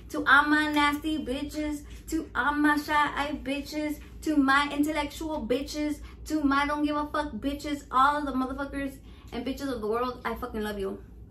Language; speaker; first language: English; early bilingual, other home language; Spanish